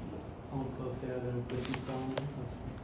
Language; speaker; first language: French; non-native, learner; Khmer